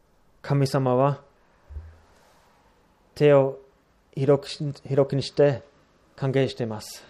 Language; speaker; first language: Japanese; non-native, fluent; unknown